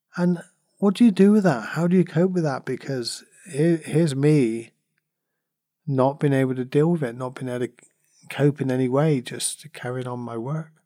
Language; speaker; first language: English; native; English